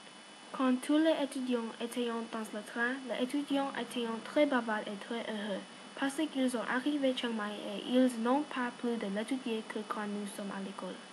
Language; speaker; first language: French; non-native, learner; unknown